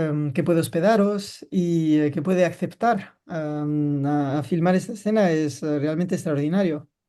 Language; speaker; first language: Spanish; non-native, fluent; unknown